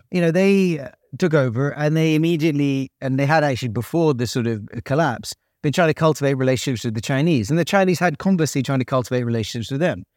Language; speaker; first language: English; native; English